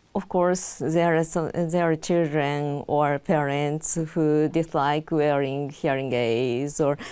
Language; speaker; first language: English; non-native, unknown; Japanese